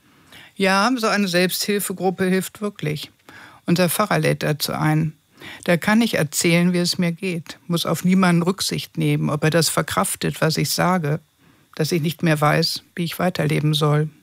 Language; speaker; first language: German; native; German